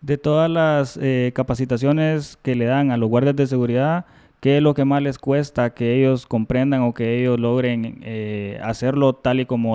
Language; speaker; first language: Spanish; native; Spanish